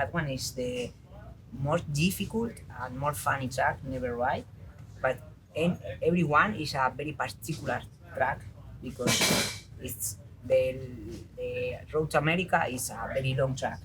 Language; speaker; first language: English; non-native, learner; Spanish